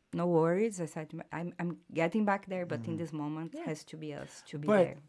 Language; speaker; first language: English; non-native, fluent; Portuguese